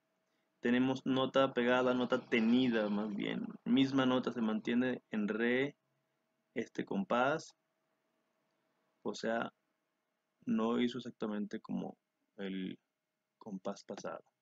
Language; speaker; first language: Spanish; native; Spanish